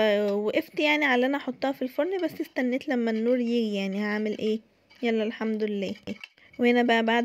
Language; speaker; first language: Arabic; native; Arabic